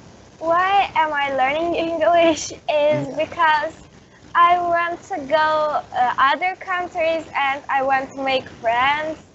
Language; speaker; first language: English; non-native, learner; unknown